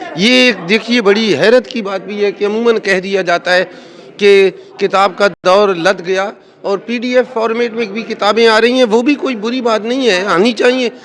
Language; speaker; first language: Urdu; native; Urdu